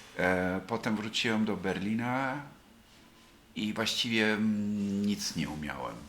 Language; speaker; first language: Polish; non-native, fluent; German